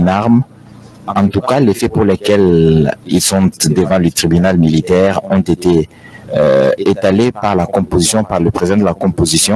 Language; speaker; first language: French; non-native, local second language; Lingala